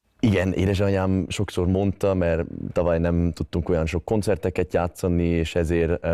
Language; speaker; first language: Hungarian; early bilingual, other home language; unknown